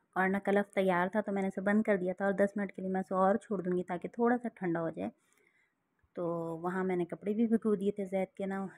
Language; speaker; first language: Urdu; native; Urdu